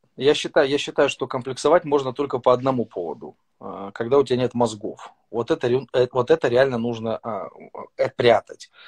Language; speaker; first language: Russian; native; Russian